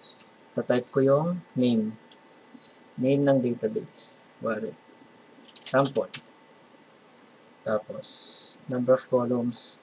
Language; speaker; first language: Filipino; native; Filipino